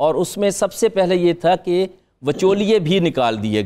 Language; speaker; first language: Urdu; native; Urdu